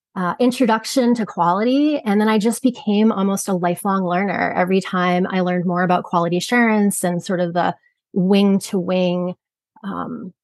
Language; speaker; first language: English; native; English